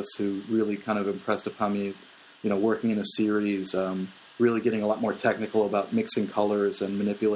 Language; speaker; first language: English; native; English